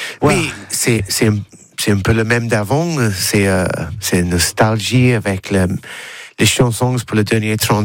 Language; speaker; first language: French; non-native, learner; English